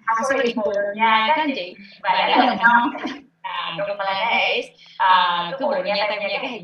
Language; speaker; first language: Vietnamese; native; Vietnamese